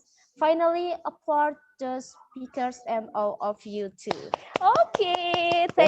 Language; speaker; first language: English; non-native, learner; Indonesian